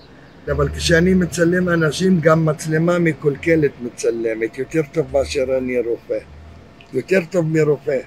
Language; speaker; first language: Hebrew; early bilingual, other home language; Arabic